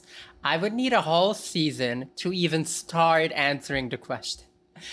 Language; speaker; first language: English; early bilingual, other home language; Yiddish